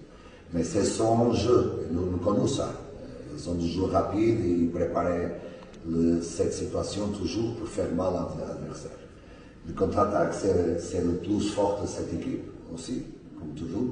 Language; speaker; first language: French; non-native, learner; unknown